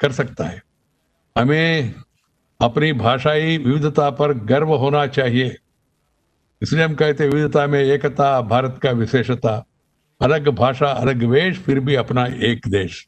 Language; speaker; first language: Hindi; non-native, local second language; Telugu